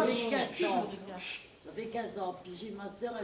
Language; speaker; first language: French; native; French